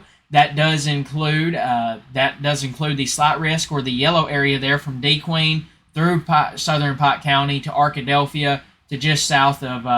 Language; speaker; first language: English; native; English